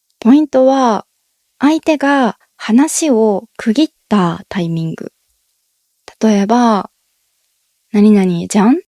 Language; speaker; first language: Japanese; native; Japanese